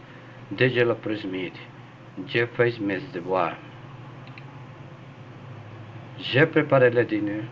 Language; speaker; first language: French; non-native, learner; Spanish